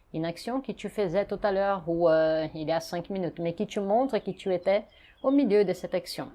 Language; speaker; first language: French; non-native, fluent; Portuguese